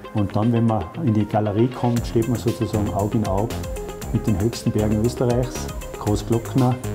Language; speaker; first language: German; native; German